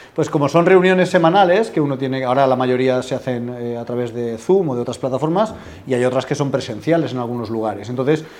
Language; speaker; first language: Spanish; native; Spanish